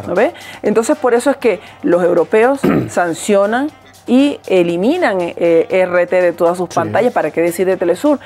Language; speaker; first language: Spanish; native; Spanish